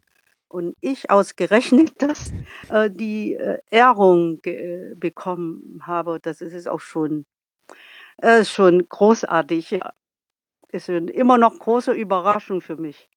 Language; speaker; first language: German; non-native, learner; Vietnamese